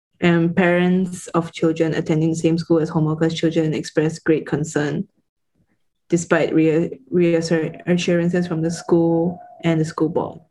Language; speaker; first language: English; native; English